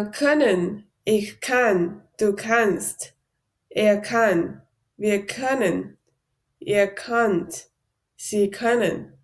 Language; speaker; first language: German; non-native, learner; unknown